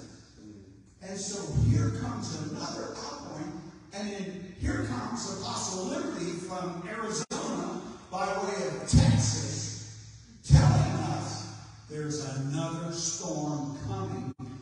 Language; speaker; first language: English; native; English